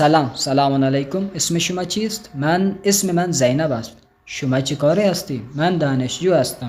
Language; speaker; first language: Persian; non-native, fluent; Urdu